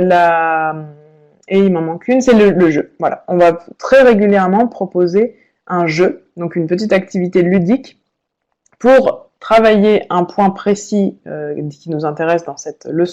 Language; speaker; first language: French; native; French